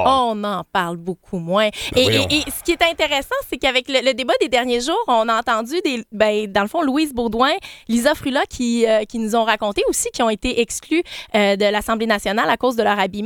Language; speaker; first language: French; native; French